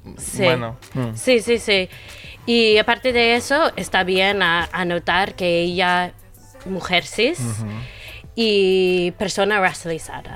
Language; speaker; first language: Spanish; non-native, fluent; English